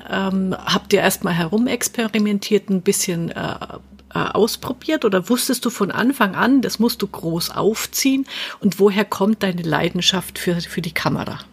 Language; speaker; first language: German; native; German